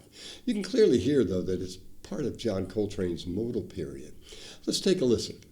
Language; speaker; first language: English; native; English